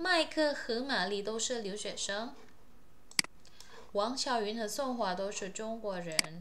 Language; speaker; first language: Chinese; non-native, fluent; Indonesian